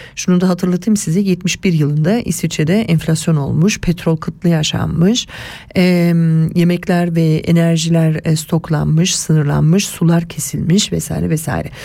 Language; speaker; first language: Turkish; early bilingual, heritage; Turkish